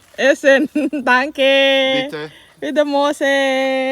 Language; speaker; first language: German; non-native, learner; Thai